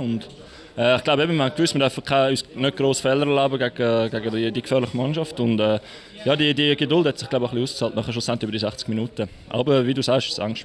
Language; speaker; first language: German; native; German